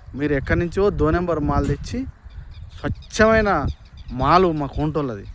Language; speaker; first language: Telugu; native; Telugu